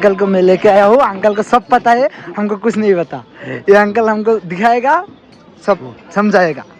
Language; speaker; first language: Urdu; non-native, local second language; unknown